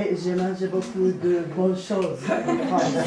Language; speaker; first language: French; non-native, learner; Japanese